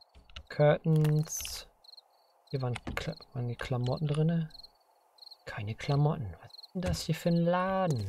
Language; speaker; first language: German; native; German